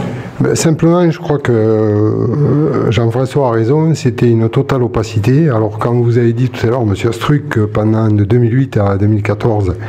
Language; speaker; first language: French; native; French